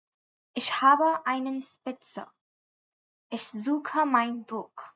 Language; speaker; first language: German; non-native, learner; Hindi